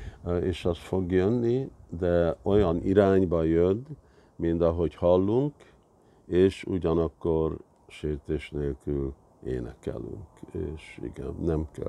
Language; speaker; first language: Hungarian; early bilingual, heritage; Hungarian